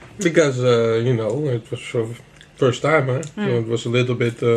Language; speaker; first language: English; non-native, fluent; Dutch